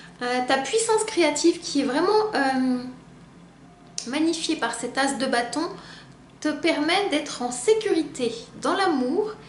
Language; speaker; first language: French; native; French